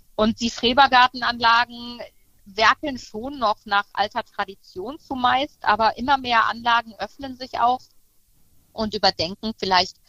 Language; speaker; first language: German; native; German